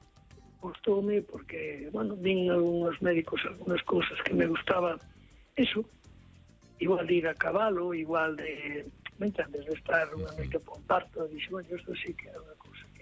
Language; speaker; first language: Galician; native; Galician